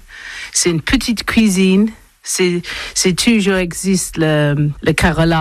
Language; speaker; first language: French; non-native, learner; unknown